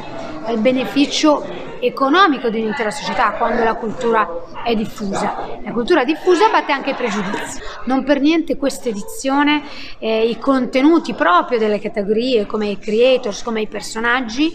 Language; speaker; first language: Italian; native; Italian